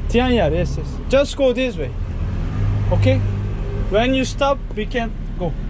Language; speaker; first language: English; non-native, learner; Turkish